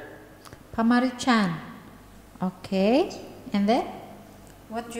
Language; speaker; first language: English; non-native, learner; Indonesian